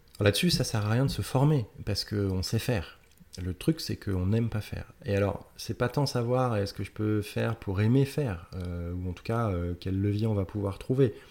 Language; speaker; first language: French; native; French